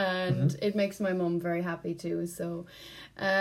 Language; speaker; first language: English; native; English